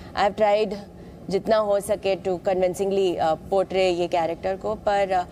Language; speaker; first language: Hindi; non-native, local second language; Malayalam